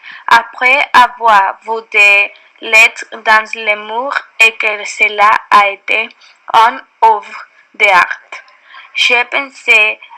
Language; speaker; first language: French; non-native, learner; Spanish